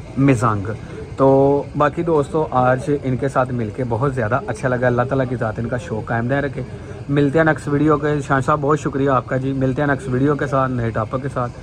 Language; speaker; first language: Urdu; non-native, local second language; Punjabi